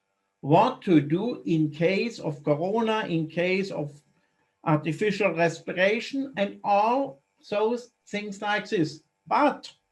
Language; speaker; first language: English; non-native, fluent; German